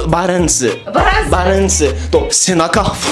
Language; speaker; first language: Japanese; non-native, learner; French